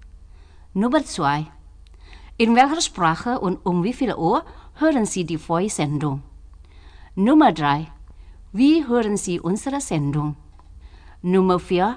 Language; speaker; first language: German; non-native, learner; Indonesian